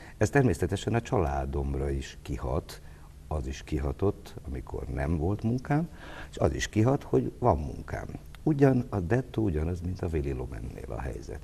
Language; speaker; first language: Hungarian; native; Hungarian